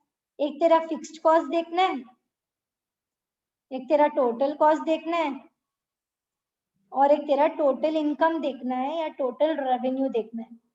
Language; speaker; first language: Hindi; native; Hindi